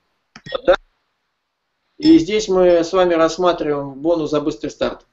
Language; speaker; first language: Russian; native; Russian